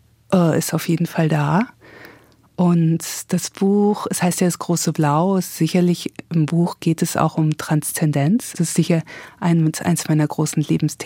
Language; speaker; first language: German; native; German